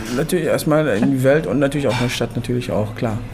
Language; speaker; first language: German; non-native, fluent; Arabic